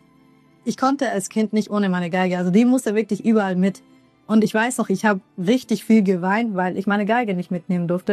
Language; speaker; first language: German; early bilingual, other home language; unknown